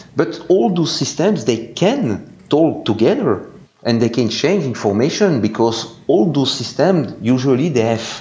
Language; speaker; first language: English; non-native, fluent; French